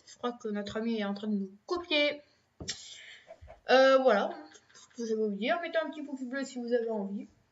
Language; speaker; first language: French; native; French